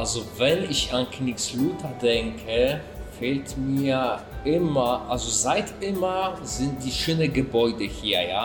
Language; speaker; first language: German; non-native, fluent; Polish